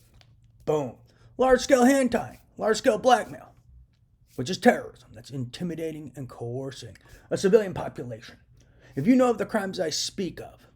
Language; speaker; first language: English; native; English